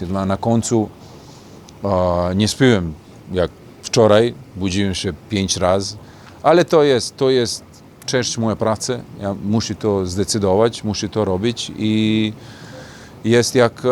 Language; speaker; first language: Polish; non-native, fluent; Serbian